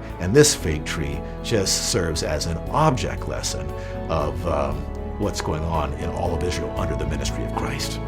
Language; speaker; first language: English; native; English